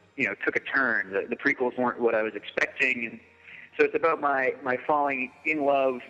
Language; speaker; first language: English; native; English